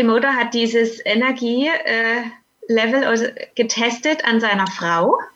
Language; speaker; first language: German; native; German